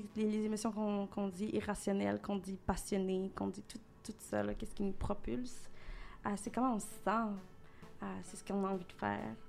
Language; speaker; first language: French; native; French